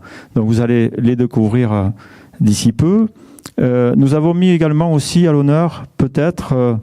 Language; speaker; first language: French; native; French